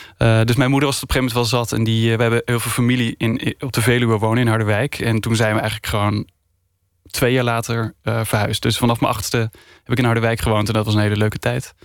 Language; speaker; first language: Dutch; native; Dutch